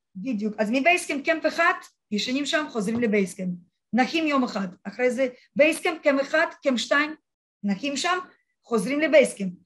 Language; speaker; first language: Hebrew; non-native, fluent; Russian